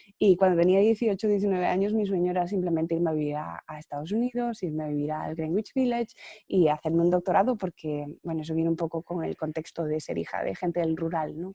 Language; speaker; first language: Spanish; native; Spanish